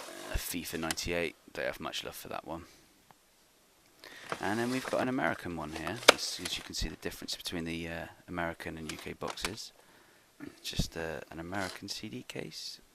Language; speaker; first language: English; native; English